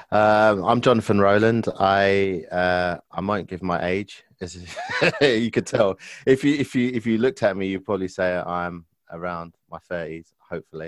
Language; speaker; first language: English; native; English